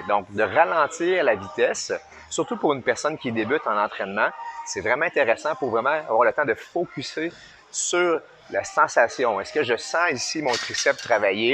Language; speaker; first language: French; native; French